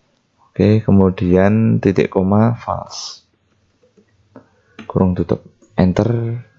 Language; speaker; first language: Indonesian; native; Indonesian